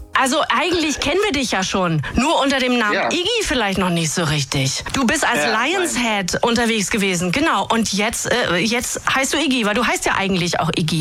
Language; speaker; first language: German; native; German